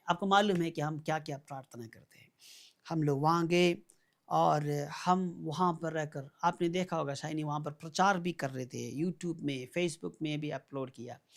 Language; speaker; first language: Hindi; non-native, local second language; Malayalam